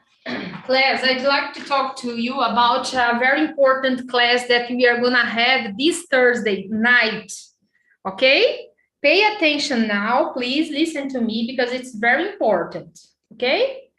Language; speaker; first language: English; non-native, fluent; Portuguese